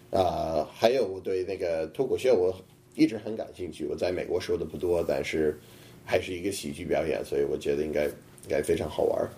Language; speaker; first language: Chinese; non-native, fluent; English